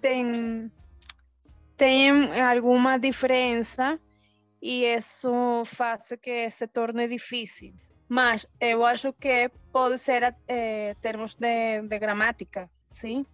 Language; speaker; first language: Portuguese; early bilingual, heritage; Spanish